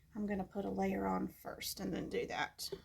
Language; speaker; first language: English; native; English